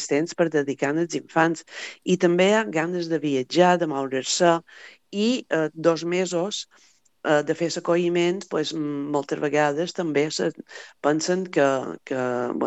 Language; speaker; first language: Catalan; native; Catalan